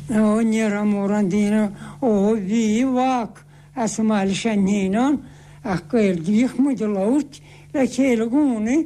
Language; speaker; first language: Irish; native; Irish